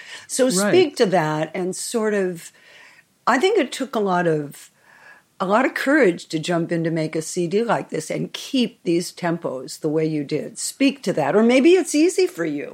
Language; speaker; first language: English; native; English